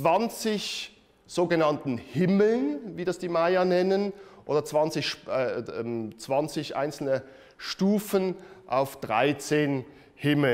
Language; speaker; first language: German; native; German